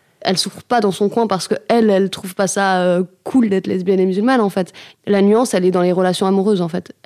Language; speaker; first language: French; native; French